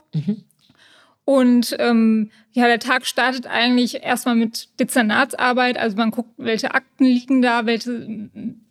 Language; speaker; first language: German; native; German